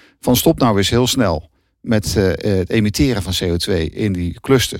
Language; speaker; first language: Dutch; native; Dutch